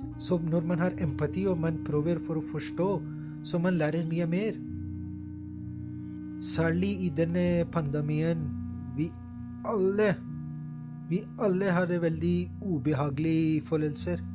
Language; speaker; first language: Norwegian; non-native, fluent; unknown